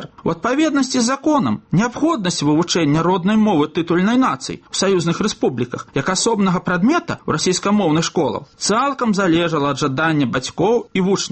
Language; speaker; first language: Belarusian; native; Belarusian